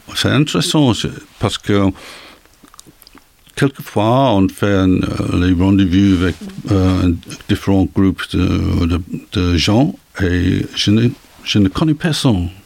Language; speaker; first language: French; non-native, learner; English